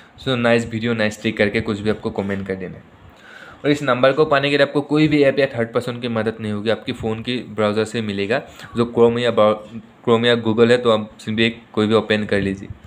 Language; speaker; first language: Hindi; native; Hindi